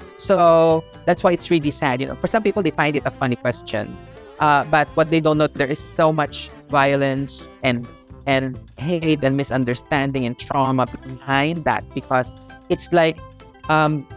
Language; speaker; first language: English; non-native, local second language; Filipino